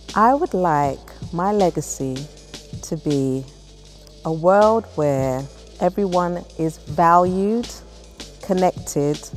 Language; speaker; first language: English; native; English